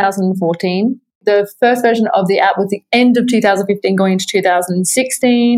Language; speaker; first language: English; native; English